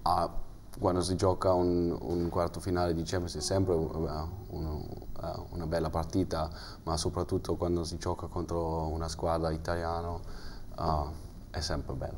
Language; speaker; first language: Italian; non-native, learner; German